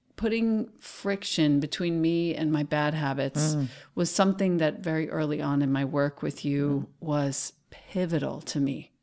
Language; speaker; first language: English; native; English